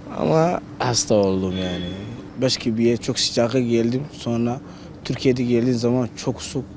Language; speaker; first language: Turkish; non-native, learner; Somali